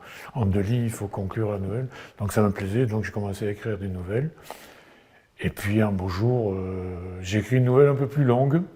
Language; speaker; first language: French; native; French